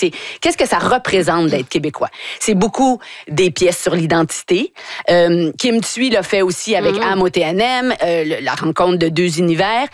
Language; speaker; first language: French; native; French